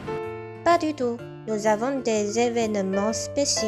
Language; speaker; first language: French; non-native, learner; Chinese